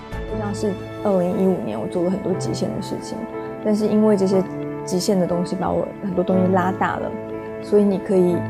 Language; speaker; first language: Chinese; native; Chinese